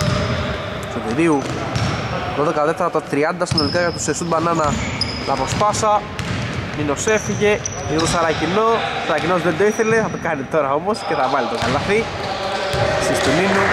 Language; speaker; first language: Greek; native; Greek